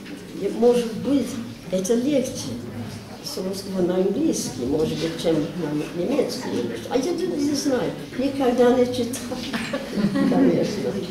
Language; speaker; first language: Russian; non-native, learner; English